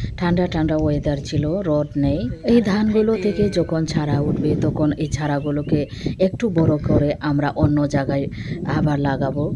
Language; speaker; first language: Bangla; non-native, local second language; Bodo